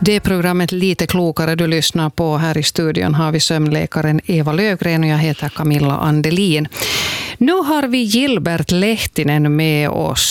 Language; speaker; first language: Swedish; native; Swedish